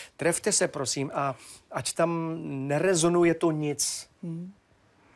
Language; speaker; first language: Czech; native; Czech